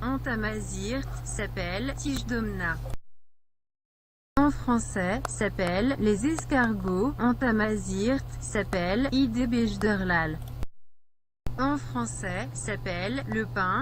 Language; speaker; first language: French; non-native, learner; Berber languages